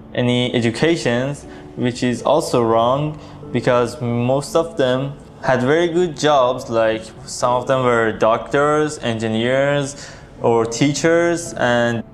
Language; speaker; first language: English; non-native, fluent; Persian